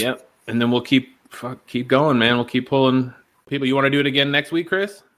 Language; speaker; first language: English; native; English